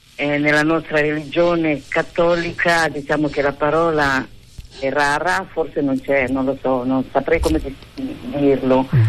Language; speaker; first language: Italian; non-native, fluent; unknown